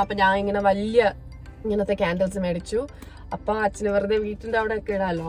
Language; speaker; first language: Malayalam; early bilingual, heritage; Malayalam